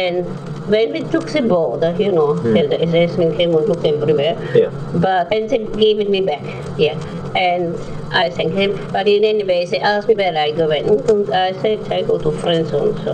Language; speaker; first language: English; non-native, learner; German